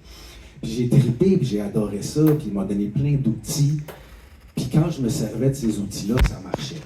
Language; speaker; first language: French; native; French